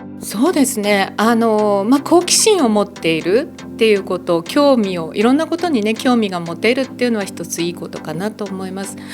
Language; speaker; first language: Japanese; native; Japanese